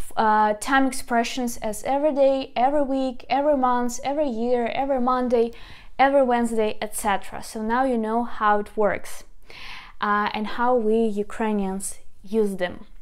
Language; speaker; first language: English; non-native, fluent; Ukrainian